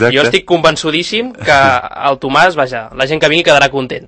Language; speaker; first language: Catalan; native; Catalan